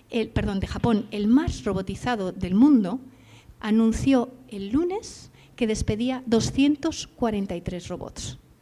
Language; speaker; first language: Spanish; native; Spanish